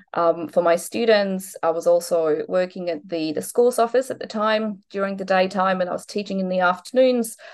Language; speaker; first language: English; non-native, fluent; Polish